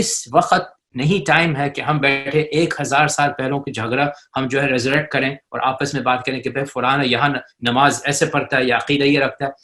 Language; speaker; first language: Urdu; early bilingual, heritage; Urdu